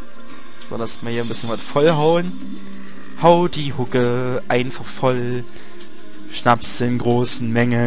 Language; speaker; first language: German; native; German